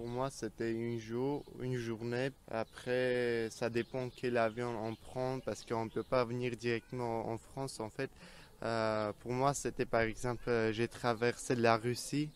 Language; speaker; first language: French; early bilingual, other home language; Armenian